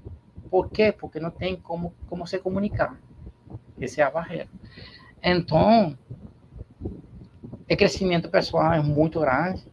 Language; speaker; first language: Portuguese; non-native, learner; Spanish